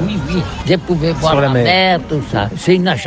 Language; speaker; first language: French; non-native, learner; Catalan